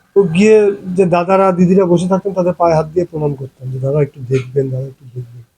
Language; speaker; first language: Bangla; early bilingual, heritage; Bangla